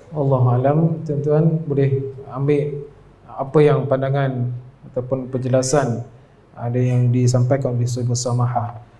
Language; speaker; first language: Malay; native; Malay